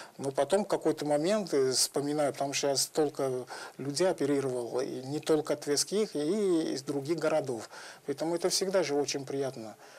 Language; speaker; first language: Russian; non-native, fluent; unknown